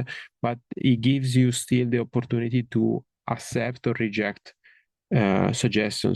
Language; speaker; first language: English; non-native, fluent; Italian